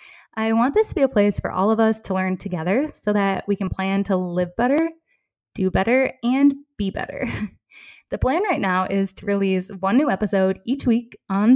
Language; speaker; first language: English; native; English